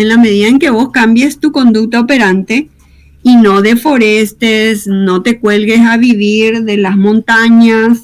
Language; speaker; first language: Spanish; native; Spanish